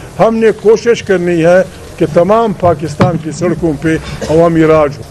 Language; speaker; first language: Urdu; non-native, local second language; Pashto